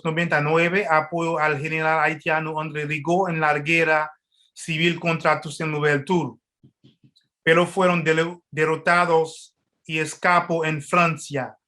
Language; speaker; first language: Spanish; non-native, fluent; French